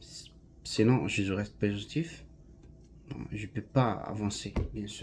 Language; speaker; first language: French; non-native, learner; Arabic